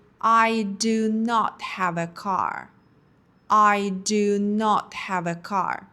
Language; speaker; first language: English; non-native, fluent; Ukrainian